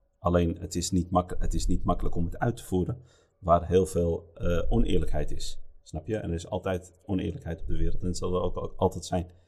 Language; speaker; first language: Dutch; early bilingual, other home language; Riffian